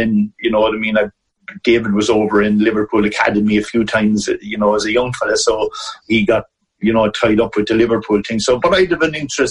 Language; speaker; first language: English; native; English